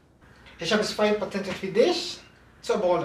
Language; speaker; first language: German; non-native, learner; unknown